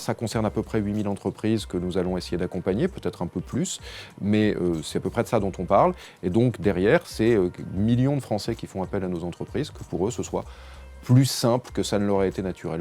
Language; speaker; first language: French; native; French